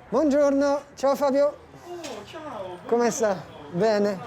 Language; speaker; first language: Italian; non-native, learner; French